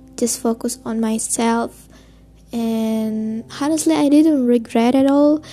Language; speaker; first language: English; non-native, learner; Indonesian